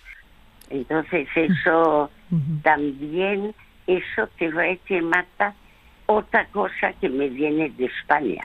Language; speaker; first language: Spanish; non-native, fluent; French